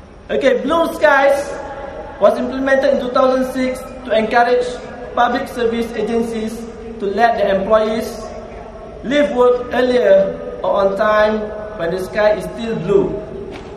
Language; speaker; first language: English; non-native, local second language; Malay